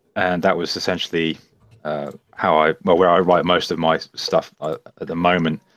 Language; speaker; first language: English; native; English